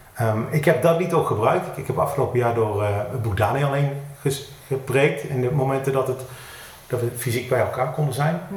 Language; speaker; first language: Dutch; native; Dutch